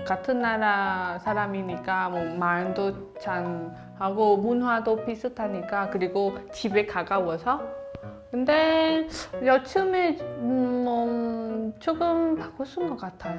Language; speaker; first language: Korean; non-native, learner; Vietnamese